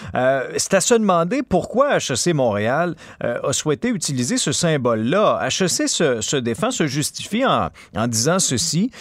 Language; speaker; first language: French; native; French